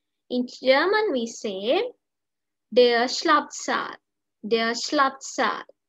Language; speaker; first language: German; non-native, learner; Sinhala